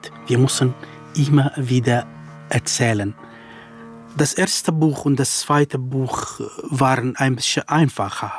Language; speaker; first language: German; non-native, fluent; Kurdish